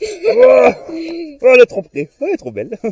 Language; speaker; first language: French; native; French